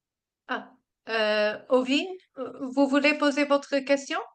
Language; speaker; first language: French; non-native, fluent; English